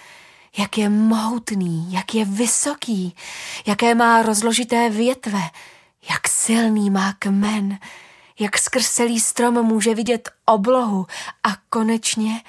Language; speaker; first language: Czech; native; Czech